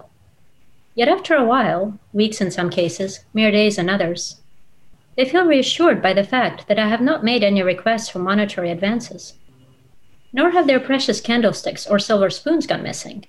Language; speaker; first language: English; non-native, fluent; Russian